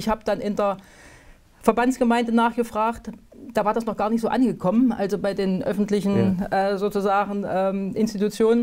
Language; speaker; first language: German; native; German